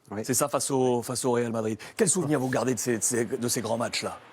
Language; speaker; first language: French; native; French